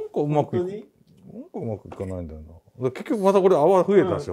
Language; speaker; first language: Japanese; native; Japanese